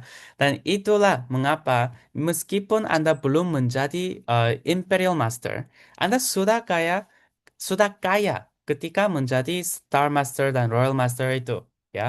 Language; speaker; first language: Indonesian; non-native, fluent; Korean